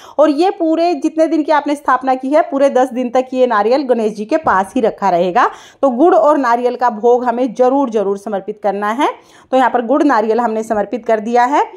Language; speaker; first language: Hindi; native; Hindi